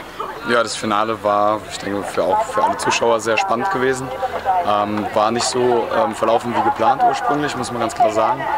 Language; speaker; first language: German; native; German